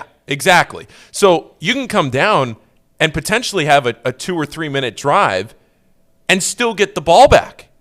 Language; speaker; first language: English; native; English